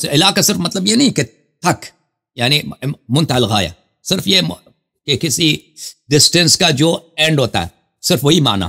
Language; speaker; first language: Urdu; non-native, fluent; Persian